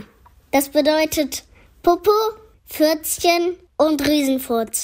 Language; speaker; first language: German; early bilingual, other home language; Greek